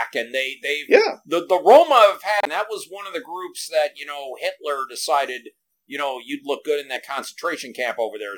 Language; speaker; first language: English; native; English